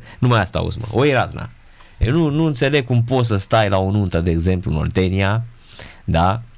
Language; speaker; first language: Romanian; native; Romanian